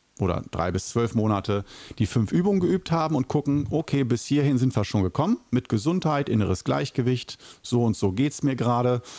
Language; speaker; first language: German; native; German